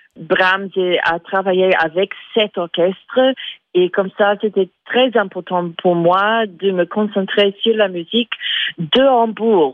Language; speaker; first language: French; non-native, fluent; English